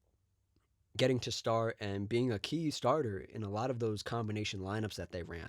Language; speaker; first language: English; native; English